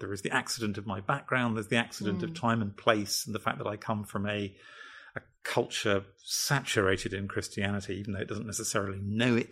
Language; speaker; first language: English; native; English